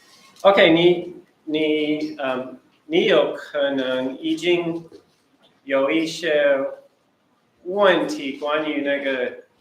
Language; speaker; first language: Chinese; early bilingual, heritage; Chinese